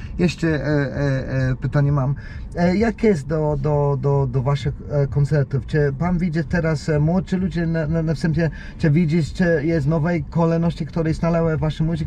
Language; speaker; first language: Polish; non-native, learner; English